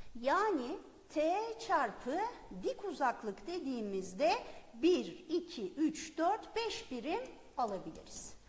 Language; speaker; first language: Turkish; native; Turkish